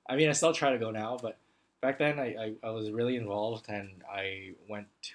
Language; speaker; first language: English; non-native, local second language; Cantonese